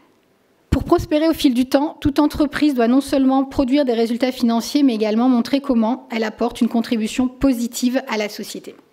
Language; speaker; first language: French; native; French